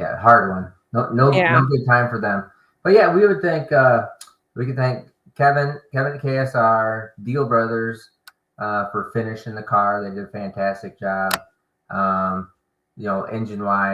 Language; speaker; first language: English; native; English